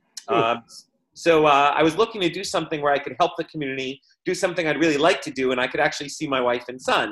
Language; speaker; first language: English; native; English